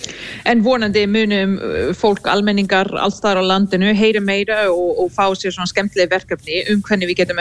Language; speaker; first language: Icelandic; non-native, fluent; English